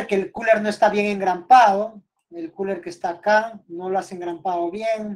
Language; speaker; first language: Spanish; native; Spanish